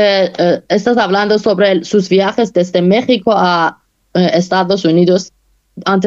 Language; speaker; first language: Spanish; non-native, fluent; Persian